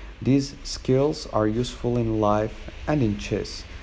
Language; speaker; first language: English; non-native, fluent; Azerbaijani